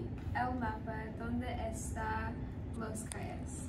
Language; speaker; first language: Spanish; non-native, learner; English